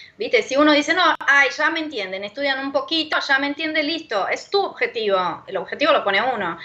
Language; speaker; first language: Spanish; non-native, fluent; Portuguese